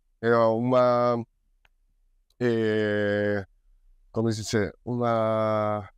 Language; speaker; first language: Portuguese; non-native, learner; Spanish